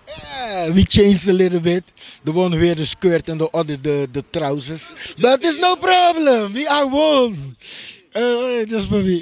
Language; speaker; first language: English; non-native, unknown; Dutch